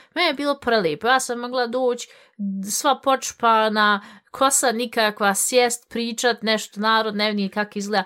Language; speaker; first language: Bosnian; early bilingual, heritage; Bosnian